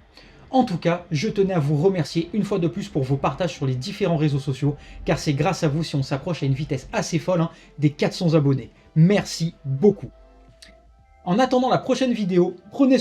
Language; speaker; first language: French; native; French